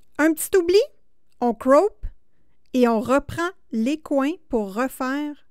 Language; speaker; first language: French; native; French